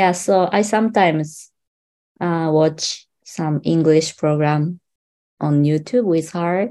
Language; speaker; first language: English; non-native, learner; Japanese